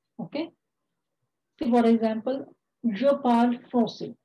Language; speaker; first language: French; non-native, fluent; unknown